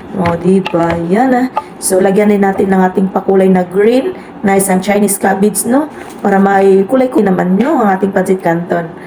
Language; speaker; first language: Filipino; non-native, local second language; Cebuano